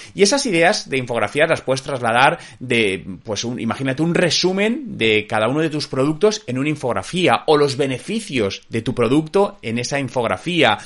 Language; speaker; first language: Spanish; native; Spanish